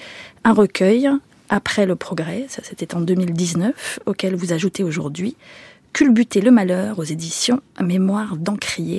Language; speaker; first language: French; native; French